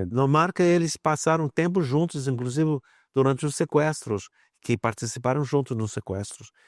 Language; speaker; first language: Portuguese; non-native, fluent; English